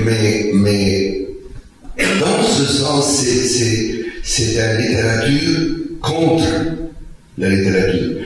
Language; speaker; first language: French; non-native, fluent; Arabic